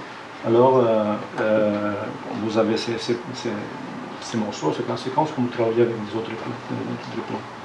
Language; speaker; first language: French; non-native, fluent; Spanish